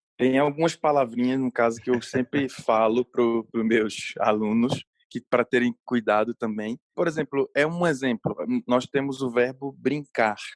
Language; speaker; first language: Portuguese; native; Portuguese